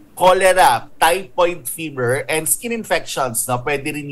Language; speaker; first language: Filipino; native; Filipino